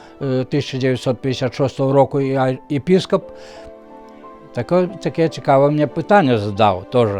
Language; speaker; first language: Ukrainian; non-native, fluent; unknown